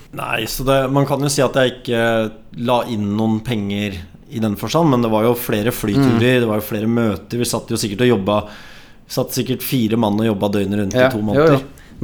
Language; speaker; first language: Norwegian; native; Norwegian